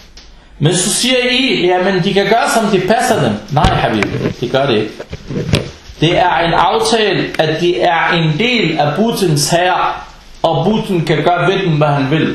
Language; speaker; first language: Danish; non-native, fluent; Arabic